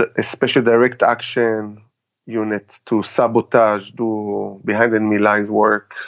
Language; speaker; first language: English; non-native, fluent; Hebrew